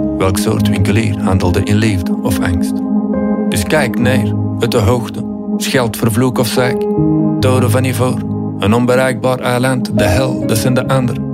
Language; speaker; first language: Dutch; native; Dutch